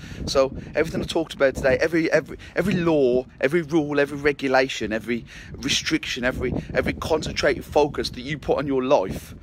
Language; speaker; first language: English; native; English